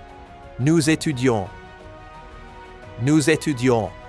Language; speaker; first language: French; non-native, fluent; English